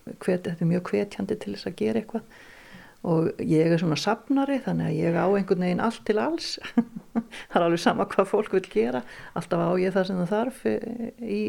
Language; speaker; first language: Icelandic; native; Icelandic